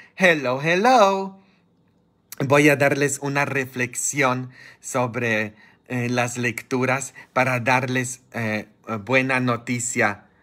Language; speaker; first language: Spanish; non-native, fluent; Polish